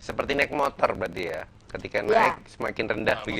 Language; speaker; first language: Indonesian; native; Indonesian